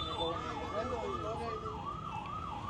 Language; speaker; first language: Russian; non-native, learner; Hindi